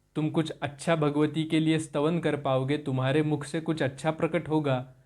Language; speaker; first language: Hindi; non-native, local second language; Marathi